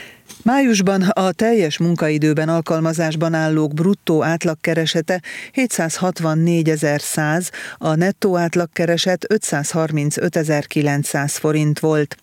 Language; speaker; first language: Hungarian; native; Hungarian